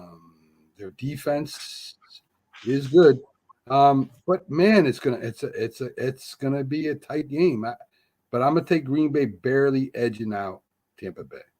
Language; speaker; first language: English; native; English